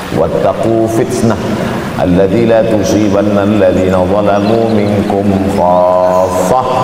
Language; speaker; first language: Malay; native; Malay